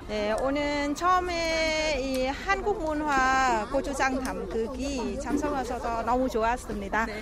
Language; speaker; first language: Korean; non-native, learner; Vietnamese